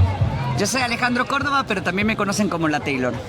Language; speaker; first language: Spanish; native; Spanish